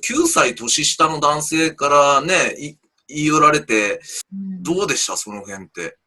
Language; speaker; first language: Japanese; native; Japanese